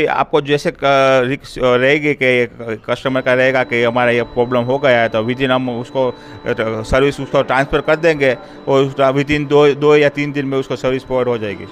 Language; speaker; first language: Hindi; non-native, local second language; Gujarati